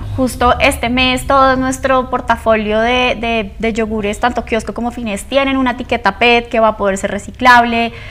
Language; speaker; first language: Spanish; native; Spanish